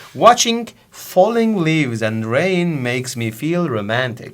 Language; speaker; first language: English; non-native, fluent; Turkish